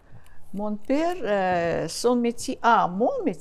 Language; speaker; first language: French; non-native, learner; Russian